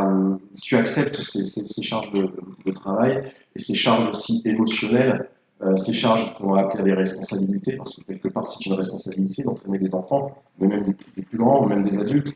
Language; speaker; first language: French; native; French